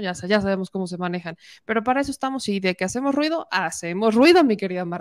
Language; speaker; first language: Spanish; native; Spanish